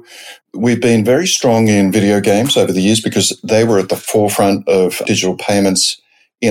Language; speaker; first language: English; native; English